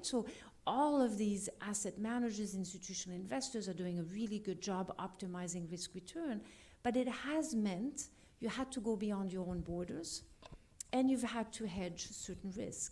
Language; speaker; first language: English; non-native, fluent; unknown